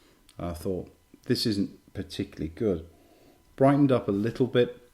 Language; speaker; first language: English; native; English